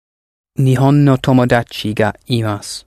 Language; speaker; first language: Japanese; non-native, learner; English